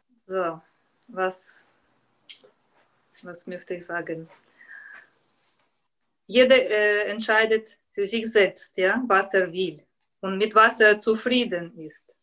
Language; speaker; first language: German; non-native, learner; Russian